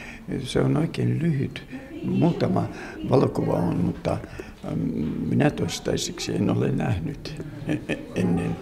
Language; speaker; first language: Finnish; non-native, local second language; Russian